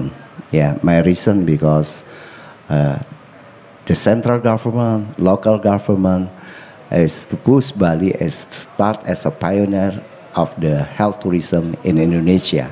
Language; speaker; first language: English; non-native, learner; Indonesian